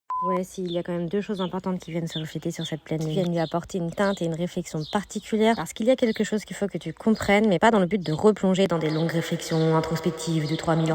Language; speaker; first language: French; native; French